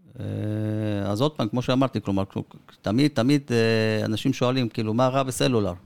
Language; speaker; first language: Hebrew; early bilingual, other home language; Spanish